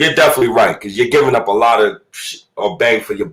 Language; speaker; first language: English; native; English